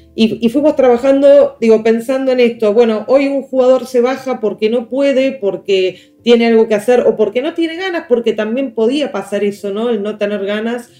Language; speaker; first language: Spanish; native; Spanish